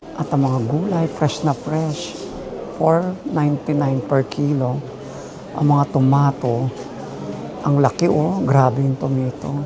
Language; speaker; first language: Filipino; native; Filipino